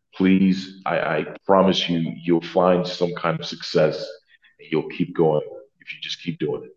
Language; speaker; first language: English; early bilingual, other home language; Spanish